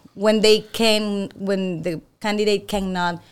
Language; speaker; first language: English; non-native, learner; Spanish